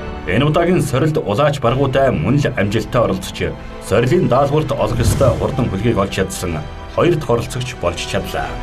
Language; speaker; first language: Mongolian; native; Mongolian